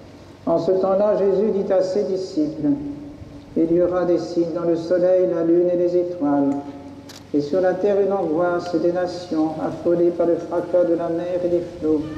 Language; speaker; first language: French; native; French